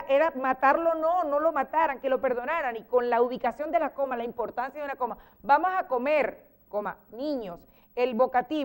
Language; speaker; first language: Spanish; native; Spanish